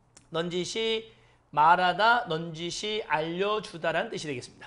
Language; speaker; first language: Korean; native; Korean